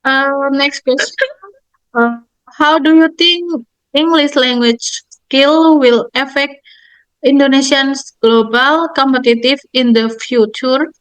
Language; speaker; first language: English; non-native, learner; Indonesian